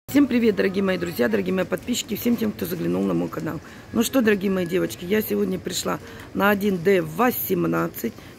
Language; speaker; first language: Russian; native; Russian